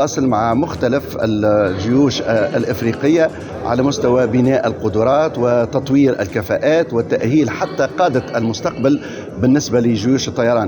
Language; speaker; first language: Arabic; native; Arabic